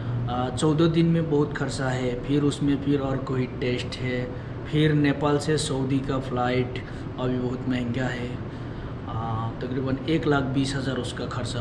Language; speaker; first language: Hindi; non-native, local second language; Bangla